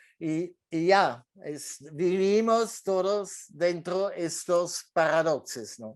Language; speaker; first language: Spanish; non-native, fluent; French